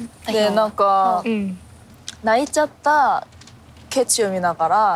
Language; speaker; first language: Japanese; non-native, fluent; Korean